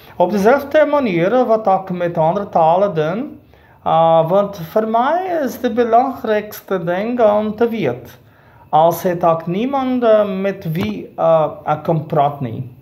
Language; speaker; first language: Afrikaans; non-native, learner; Portuguese